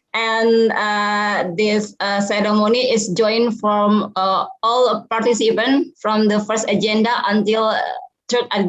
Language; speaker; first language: English; non-native, fluent; Indonesian